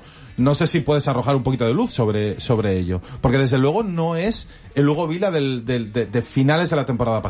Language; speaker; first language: Spanish; native; Spanish